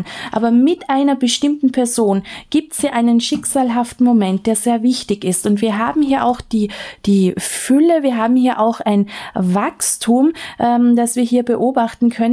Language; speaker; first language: German; native; German